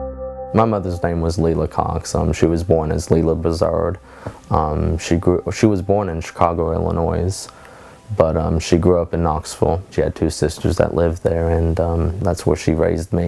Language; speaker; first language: English; native; English